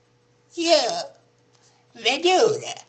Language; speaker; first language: Swedish; native; Swedish